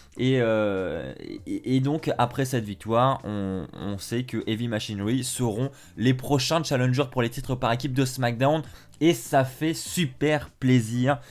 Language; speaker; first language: French; native; French